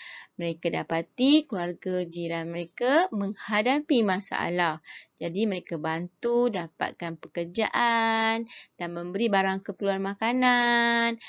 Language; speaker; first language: Malay; native; Malay